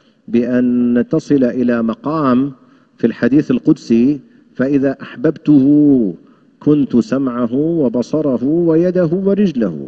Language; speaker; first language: Arabic; native; Arabic